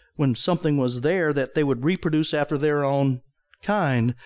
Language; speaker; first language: English; native; English